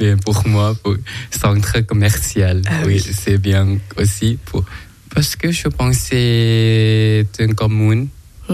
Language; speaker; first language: French; non-native, learner; Thai